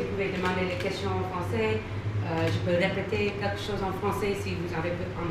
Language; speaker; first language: French; non-native, fluent; English